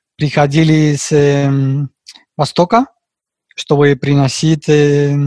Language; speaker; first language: Russian; non-native, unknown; Spanish